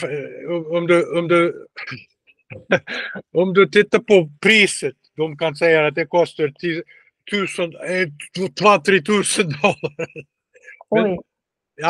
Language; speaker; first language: Swedish; non-native, learner; Russian